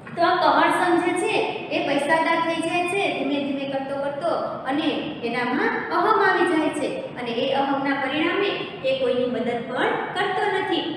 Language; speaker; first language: Gujarati; native; Gujarati